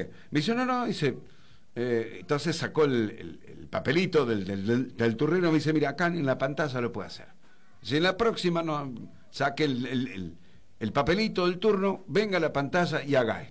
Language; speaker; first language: Spanish; native; Spanish